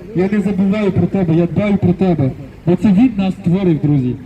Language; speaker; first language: Ukrainian; non-native, fluent; French